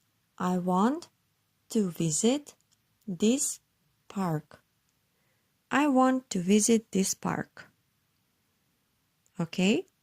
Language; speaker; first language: English; non-native, learner; Turkish